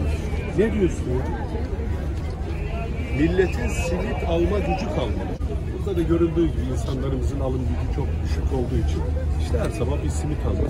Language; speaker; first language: Turkish; native; Turkish